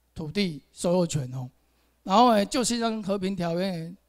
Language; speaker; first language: Chinese; native; Chinese